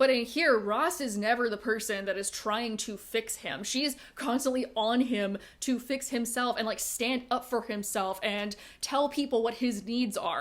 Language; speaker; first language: English; native; English